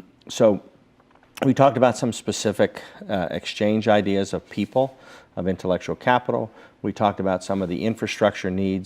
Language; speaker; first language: English; native; English